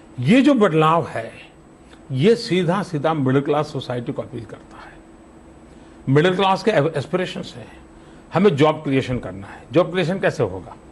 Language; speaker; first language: Hindi; non-native, local second language; Gujarati